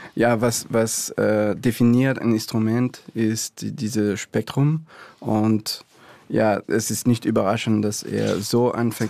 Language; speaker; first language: German; non-native, fluent; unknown